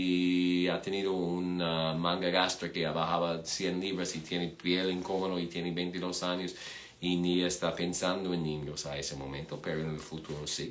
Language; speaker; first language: Spanish; non-native, fluent; English